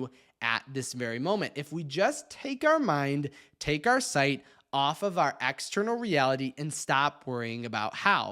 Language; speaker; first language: English; native; English